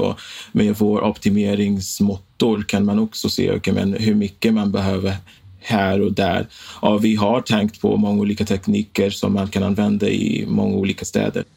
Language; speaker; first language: Swedish; non-native, fluent; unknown